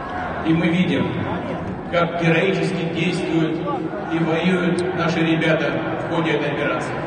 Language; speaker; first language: Russian; native; Russian